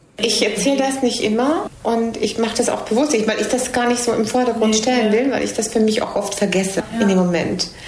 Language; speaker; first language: German; non-native, fluent; Serbian